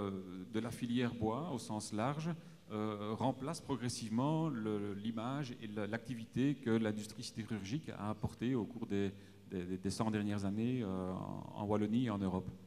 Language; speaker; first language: French; native; French